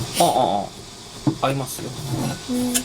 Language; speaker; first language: Japanese; native; Japanese